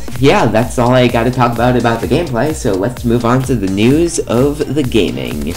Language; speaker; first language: English; native; English